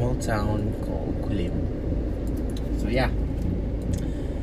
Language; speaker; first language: English; non-native, local second language; Malay